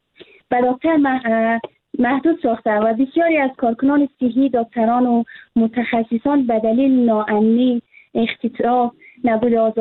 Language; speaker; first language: Persian; native; Persian